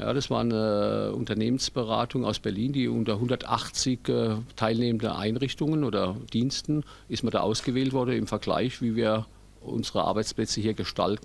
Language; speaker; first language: German; native; German